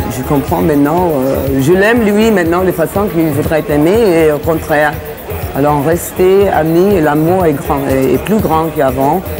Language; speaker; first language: French; non-native, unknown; English